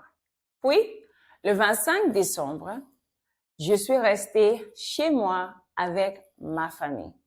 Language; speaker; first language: French; non-native, fluent; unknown